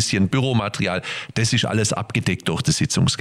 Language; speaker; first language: German; native; German